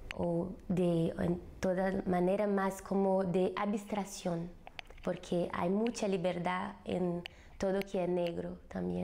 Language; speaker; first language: Spanish; non-native, fluent; Portuguese